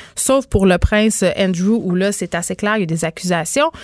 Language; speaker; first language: French; native; French